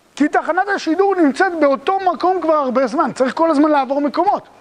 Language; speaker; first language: Hebrew; native; Hebrew